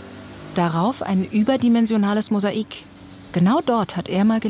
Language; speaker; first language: German; native; German